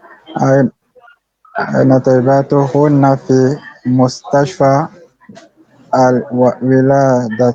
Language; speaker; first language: Arabic; non-native, learner; French